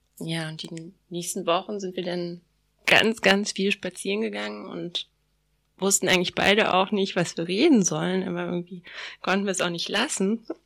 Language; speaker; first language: German; native; German